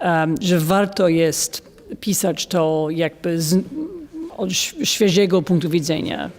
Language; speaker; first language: Polish; non-native, fluent; English